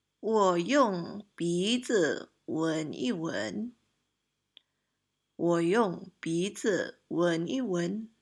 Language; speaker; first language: Chinese; non-native, local second language; Malay